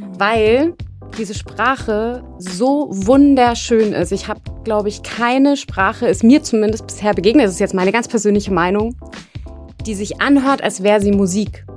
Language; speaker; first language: German; native; German